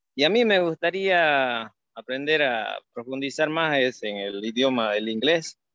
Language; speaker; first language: Spanish; native; Spanish